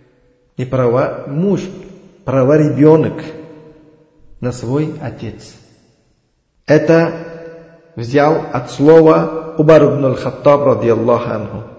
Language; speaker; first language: Russian; non-native, learner; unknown